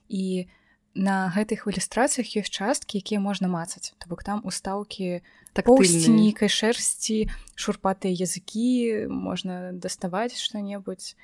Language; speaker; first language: Belarusian; non-native, local second language; Russian